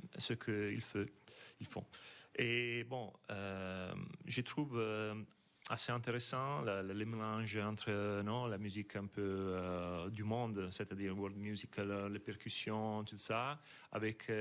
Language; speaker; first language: French; non-native, fluent; Italian